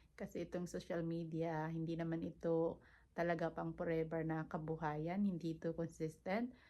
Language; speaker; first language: Filipino; non-native, local second language; Cebuano